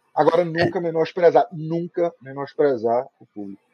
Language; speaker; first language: Portuguese; native; Portuguese